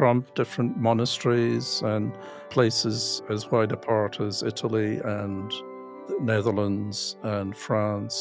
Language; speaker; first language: English; native; English